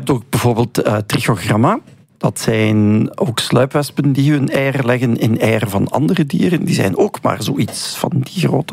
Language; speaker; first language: Dutch; native; Dutch